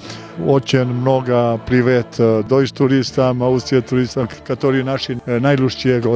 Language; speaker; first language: Russian; non-native, learner; Serbian